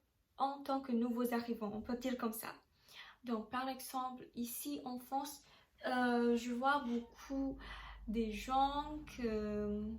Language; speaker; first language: French; non-native, learner; Indonesian